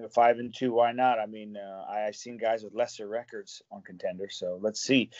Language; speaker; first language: English; native; English